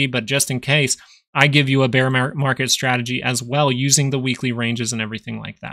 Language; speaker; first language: English; native; English